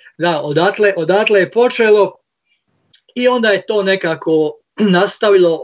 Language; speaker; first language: Croatian; native; Croatian